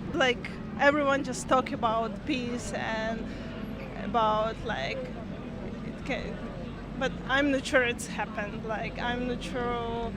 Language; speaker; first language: English; non-native, learner; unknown